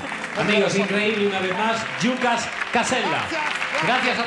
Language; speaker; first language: Spanish; native; Spanish